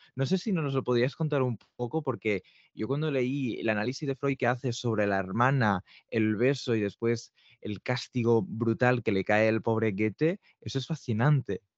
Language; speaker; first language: Spanish; non-native, local second language; Catalan